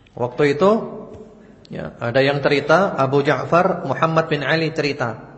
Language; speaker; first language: Indonesian; native; Indonesian